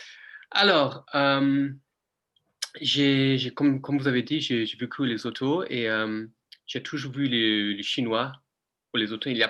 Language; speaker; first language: French; non-native, fluent; English